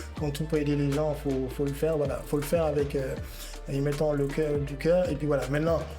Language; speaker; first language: French; non-native, local second language; Wolof